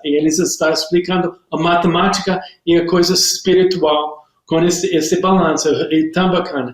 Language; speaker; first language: Portuguese; non-native, learner; English